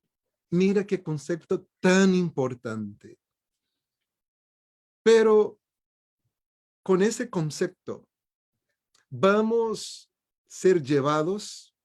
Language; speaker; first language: Spanish; non-native, fluent; Portuguese